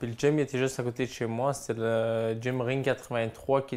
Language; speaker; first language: French; native; French